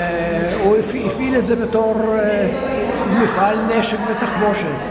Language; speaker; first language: Hebrew; non-native, fluent; Yiddish